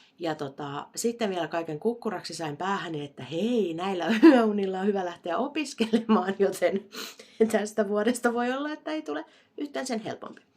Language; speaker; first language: Finnish; native; Finnish